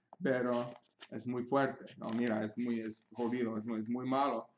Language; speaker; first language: Spanish; non-native, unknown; English